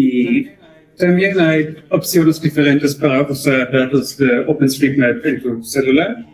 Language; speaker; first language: Spanish; non-native, learner; German